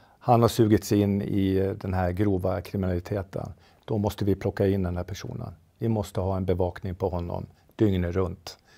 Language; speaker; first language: Swedish; native; Swedish